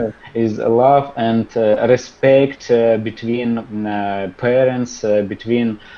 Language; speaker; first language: English; non-native, learner; Russian